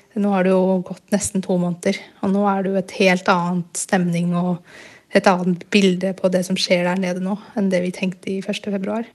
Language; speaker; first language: Norwegian; early bilingual, other home language; Burmese